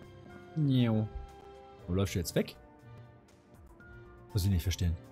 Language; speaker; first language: German; native; German